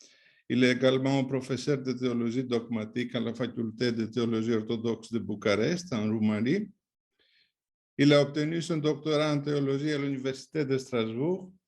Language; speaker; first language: French; non-native, fluent; Greek